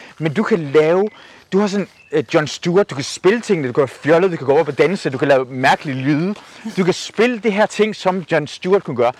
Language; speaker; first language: Danish; native; Danish